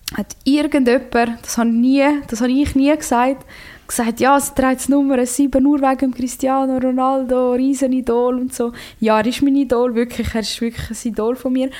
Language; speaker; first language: German; early bilingual, other home language; Croatian